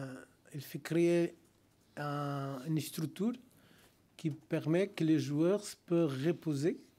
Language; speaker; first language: French; non-native, fluent; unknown